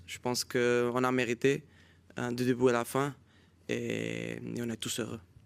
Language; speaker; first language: French; non-native, fluent; Portuguese